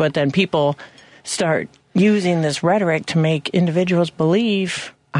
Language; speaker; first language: English; native; English